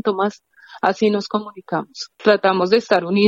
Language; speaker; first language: Spanish; native; Spanish